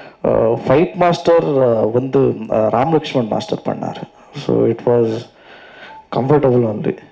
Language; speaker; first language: Tamil; non-native, learner; Kannada